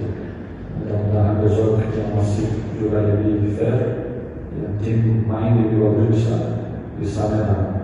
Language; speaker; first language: Indonesian; non-native, fluent; Portuguese